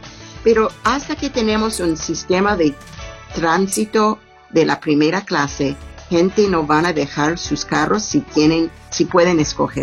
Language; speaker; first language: Spanish; non-native, fluent; English